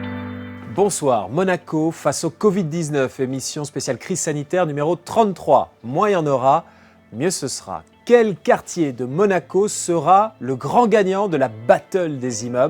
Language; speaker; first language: French; native; French